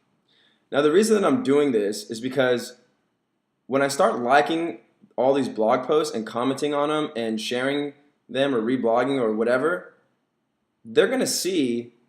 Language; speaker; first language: English; native; English